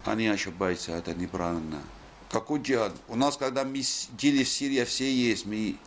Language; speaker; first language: Russian; non-native, learner; Arabic